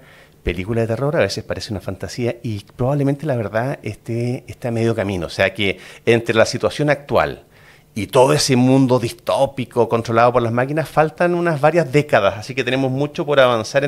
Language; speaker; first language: Spanish; native; Spanish